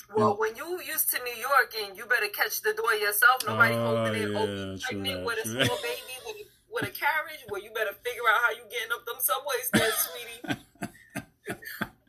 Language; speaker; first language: English; native; English